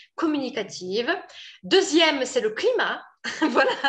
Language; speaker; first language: French; native; French